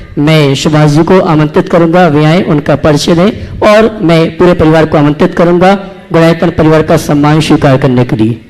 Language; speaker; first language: Hindi; native; Hindi